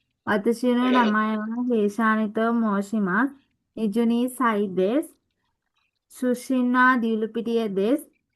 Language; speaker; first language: Japanese; non-native, learner; Sinhala